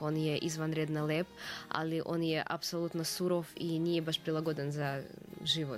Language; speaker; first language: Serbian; non-native, fluent; Russian